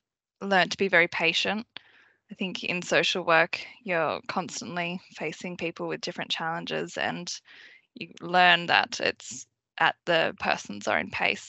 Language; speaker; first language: English; native; English